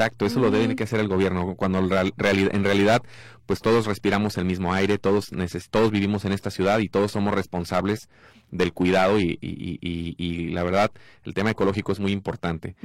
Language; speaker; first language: Spanish; native; Spanish